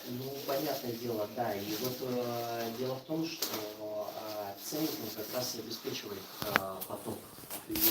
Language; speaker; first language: Russian; native; Russian